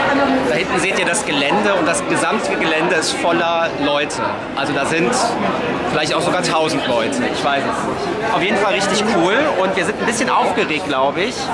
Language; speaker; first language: German; native; German